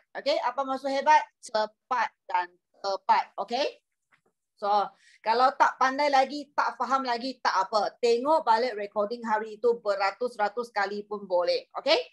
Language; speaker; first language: Malay; non-native, local second language; Chinese